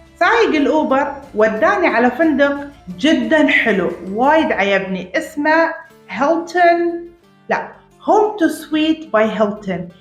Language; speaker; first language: Arabic; native; Arabic